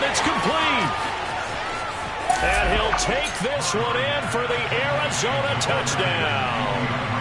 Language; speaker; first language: English; native; English